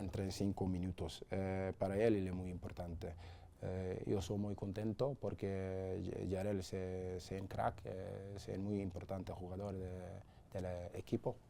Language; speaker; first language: Spanish; non-native, learner; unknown